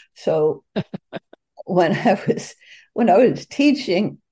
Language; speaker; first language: English; native; English